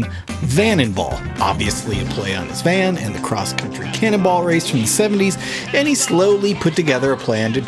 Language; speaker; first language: English; native; English